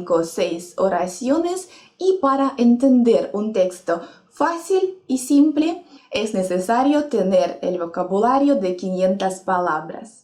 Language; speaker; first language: Spanish; non-native, fluent; Russian